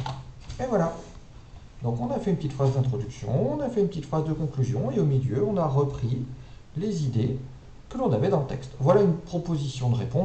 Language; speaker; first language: French; native; French